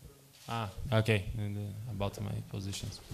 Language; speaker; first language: English; non-native, fluent; Portuguese